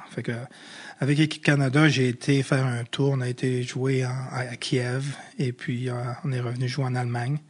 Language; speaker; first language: French; early bilingual, other home language; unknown